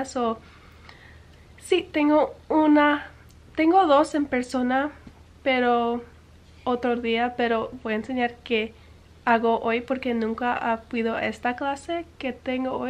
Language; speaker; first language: Spanish; early bilingual, heritage; English